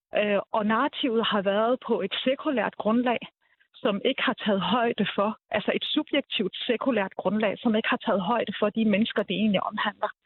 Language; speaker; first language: Danish; early bilingual, other home language; Arabic